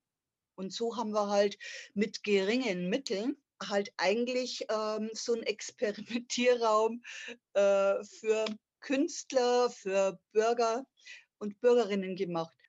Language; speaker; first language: German; native; German